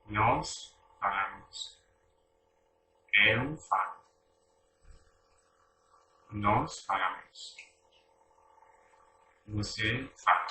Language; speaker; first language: Portuguese; non-native, learner; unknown